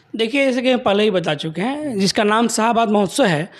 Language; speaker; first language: Hindi; native; Hindi